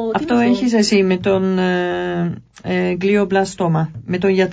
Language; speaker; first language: Greek; non-native, learner; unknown